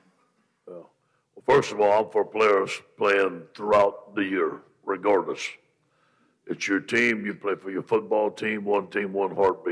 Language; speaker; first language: English; native; English